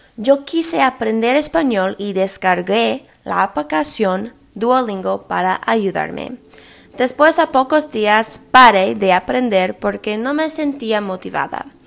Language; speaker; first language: Spanish; early bilingual, heritage; English